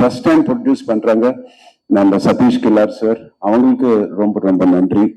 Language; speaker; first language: Tamil; non-native, local second language; Telugu